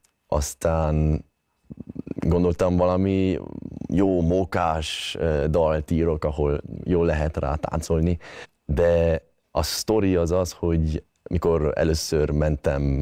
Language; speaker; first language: Hungarian; early bilingual, heritage; Hungarian